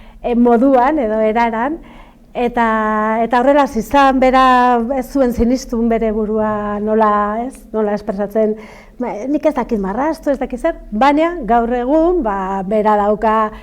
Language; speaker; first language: Basque; non-native, local second language; Spanish